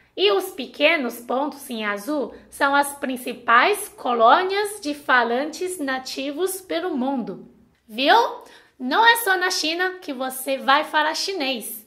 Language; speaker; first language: Portuguese; non-native, fluent; Chinese